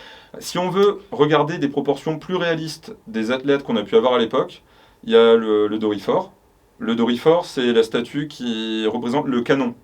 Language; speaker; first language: French; native; French